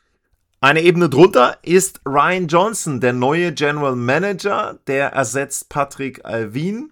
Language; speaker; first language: German; native; German